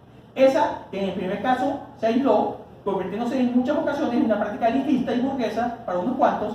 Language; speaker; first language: Spanish; native; Spanish